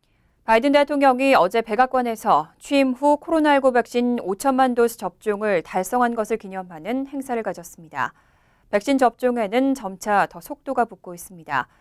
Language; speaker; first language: Korean; native; Korean